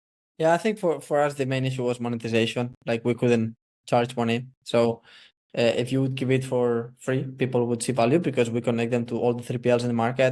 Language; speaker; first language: English; non-native, fluent; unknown